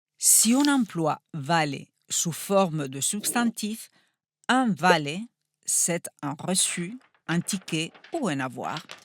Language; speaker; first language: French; non-native, fluent; Spanish